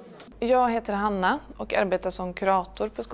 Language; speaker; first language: Swedish; native; Swedish